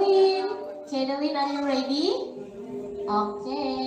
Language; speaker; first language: English; non-native, fluent; Indonesian